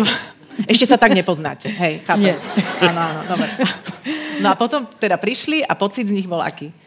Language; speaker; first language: Slovak; native; Slovak